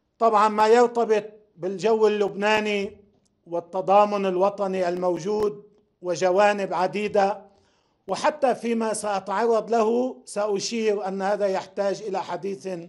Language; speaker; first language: Arabic; native; Arabic